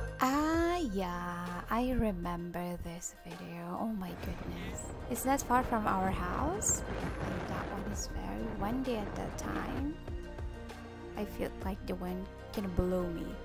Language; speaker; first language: English; non-native, local second language; Filipino